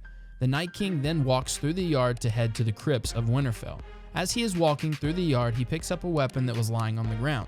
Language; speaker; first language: English; native; English